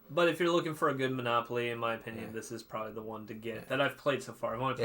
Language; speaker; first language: English; native; English